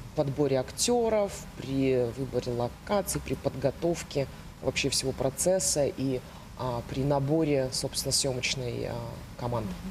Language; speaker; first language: Russian; native; Russian